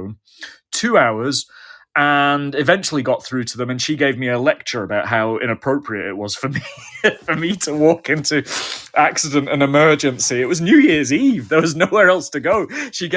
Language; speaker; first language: English; native; English